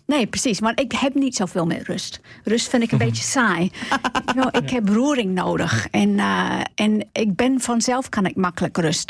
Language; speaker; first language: Dutch; non-native, fluent; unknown